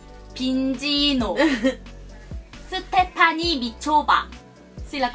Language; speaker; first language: Spanish; non-native, fluent; Korean